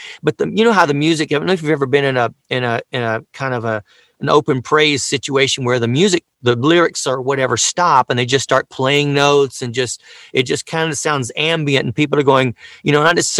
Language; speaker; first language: English; native; English